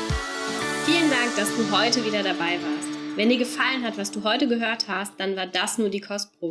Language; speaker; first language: German; native; German